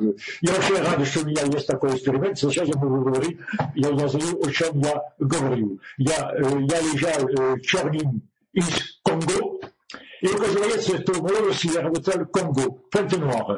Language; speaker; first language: Russian; non-native, learner; French